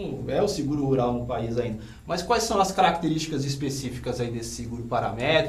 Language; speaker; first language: Portuguese; native; Portuguese